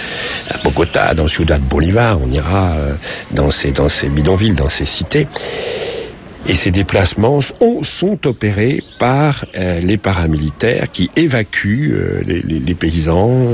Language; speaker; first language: French; native; French